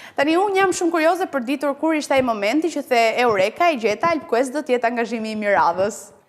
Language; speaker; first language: Albanian; native; Albanian